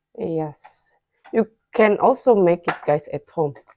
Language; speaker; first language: English; non-native, learner; Indonesian